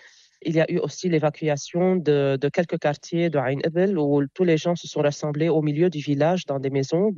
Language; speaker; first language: French; non-native, local second language; Arabic